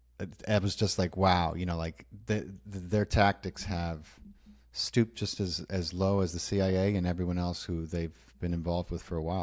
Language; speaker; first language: English; native; English